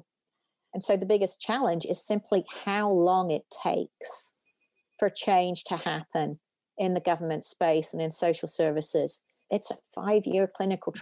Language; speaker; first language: English; native; English